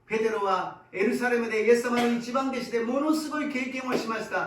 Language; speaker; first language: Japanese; non-native, fluent; Korean